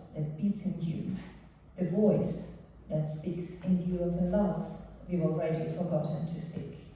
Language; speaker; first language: English; non-native, fluent; Ukrainian